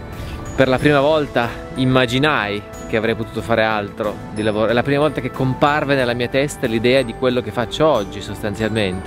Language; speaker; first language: Italian; native; Italian